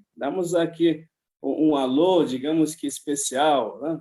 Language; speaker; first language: Portuguese; native; Portuguese